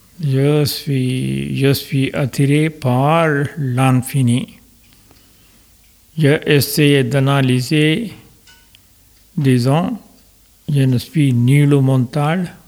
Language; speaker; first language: French; non-native, fluent; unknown